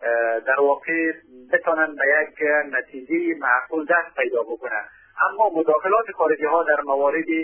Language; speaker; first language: Persian; native; Persian